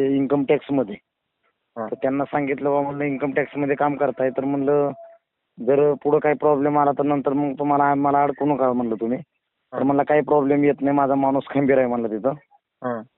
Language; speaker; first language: Marathi; native; Marathi